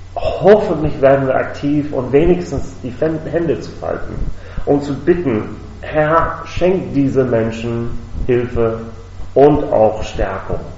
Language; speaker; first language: German; non-native, fluent; English